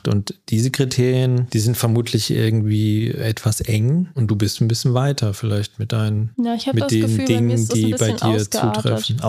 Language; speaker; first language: German; native; German